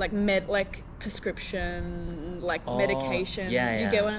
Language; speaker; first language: English; non-native, fluent; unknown